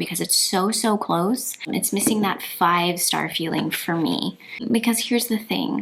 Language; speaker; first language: English; native; English